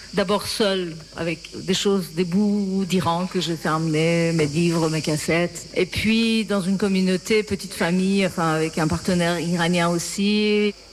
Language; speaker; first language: French; non-native, fluent; Persian